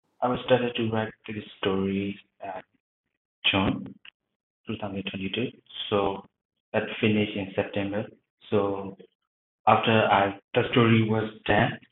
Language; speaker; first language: English; non-native, learner; Burmese